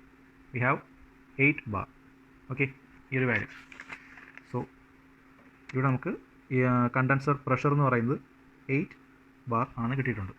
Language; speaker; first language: Malayalam; native; Malayalam